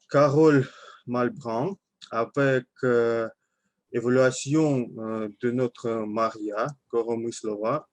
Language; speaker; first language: French; non-native, learner; Russian